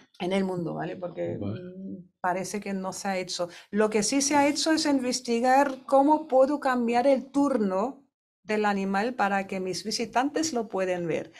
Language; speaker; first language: Spanish; non-native, fluent; German